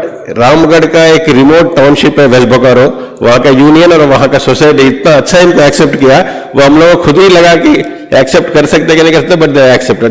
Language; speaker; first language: Hindi; non-native, local second language; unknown